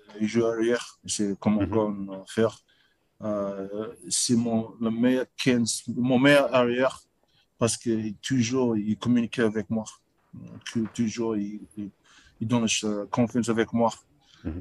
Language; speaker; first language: French; non-native, learner; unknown